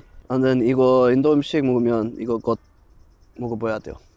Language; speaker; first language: Korean; non-native, fluent; English